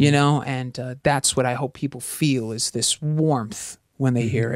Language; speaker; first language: English; early bilingual, other home language; German